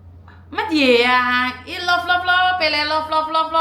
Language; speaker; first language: Cantonese; non-native, learner; Javanese